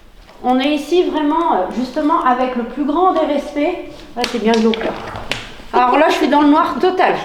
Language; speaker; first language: French; native; French